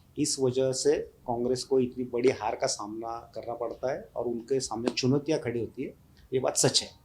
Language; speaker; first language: Hindi; non-native, local second language; Marathi